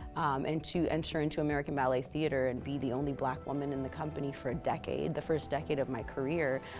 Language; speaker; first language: English; native; English